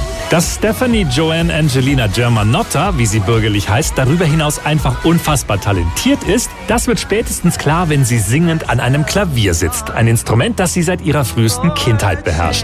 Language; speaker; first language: German; native; German